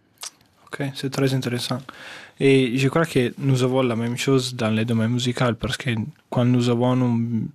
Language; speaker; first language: French; non-native, fluent; Italian